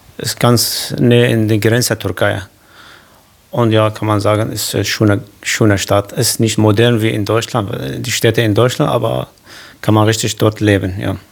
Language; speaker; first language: German; non-native, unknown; Kurdish